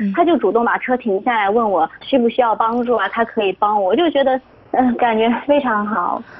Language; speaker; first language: Chinese; native; Chinese